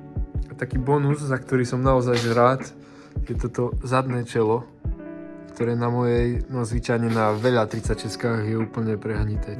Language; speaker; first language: Slovak; native; Slovak